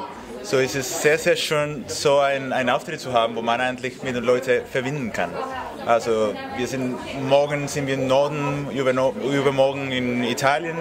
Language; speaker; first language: German; non-native, fluent; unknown